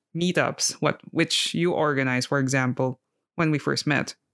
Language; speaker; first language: English; non-native, local second language; Filipino